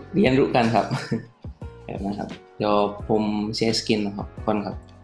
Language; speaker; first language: Thai; non-native, learner; Indonesian